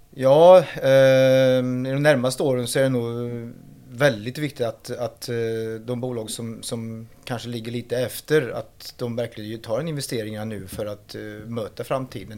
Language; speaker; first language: Swedish; non-native, fluent; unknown